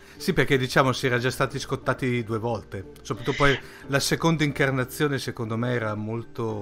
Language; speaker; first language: Italian; native; Italian